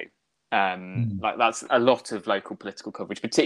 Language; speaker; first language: English; native; English